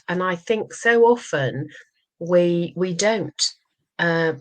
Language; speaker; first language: English; native; English